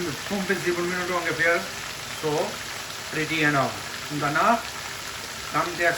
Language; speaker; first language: German; non-native, learner; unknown